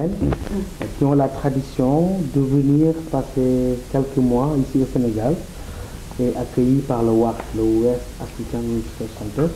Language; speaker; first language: French; non-native, local second language; Wolof